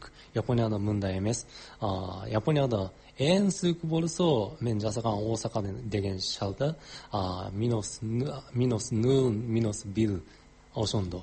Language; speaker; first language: Kyrgyz; non-native, learner; Japanese